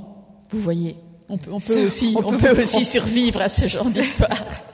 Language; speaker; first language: French; native; French